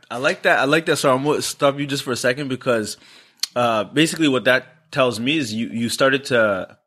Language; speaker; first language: English; non-native, local second language; Kinyarwanda